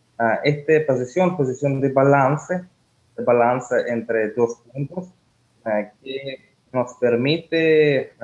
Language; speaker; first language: Spanish; non-native, learner; Russian